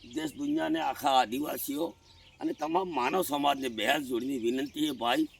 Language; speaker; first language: Gujarati; non-native, local second language; Bhili